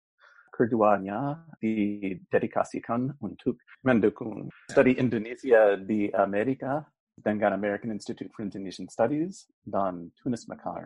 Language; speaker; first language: Indonesian; non-native, fluent; English